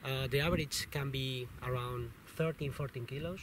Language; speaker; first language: English; non-native, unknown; Spanish